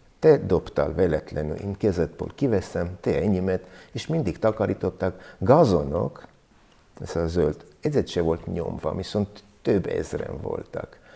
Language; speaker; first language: Hungarian; non-native, learner; Armenian